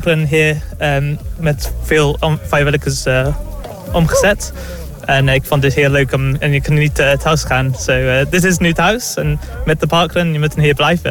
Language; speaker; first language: Dutch; non-native, fluent; English